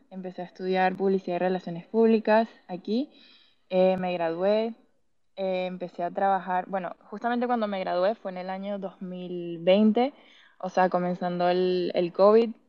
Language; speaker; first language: Spanish; native; Spanish